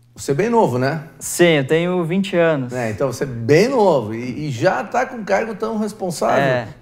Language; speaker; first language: Portuguese; native; Portuguese